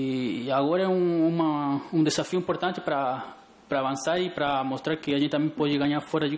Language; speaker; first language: Portuguese; non-native, fluent; Spanish